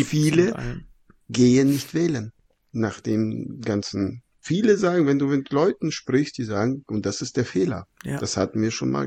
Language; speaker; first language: German; non-native, fluent; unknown